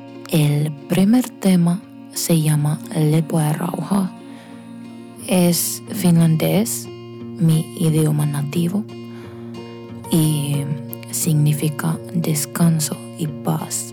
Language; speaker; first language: Spanish; non-native, fluent; Finnish